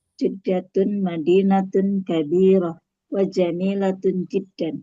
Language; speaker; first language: Arabic; non-native, learner; Indonesian